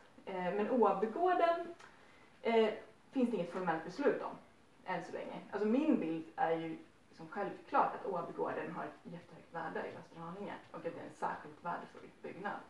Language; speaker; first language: Swedish; native; Swedish